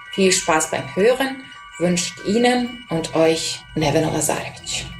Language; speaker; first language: German; non-native, fluent; Serbian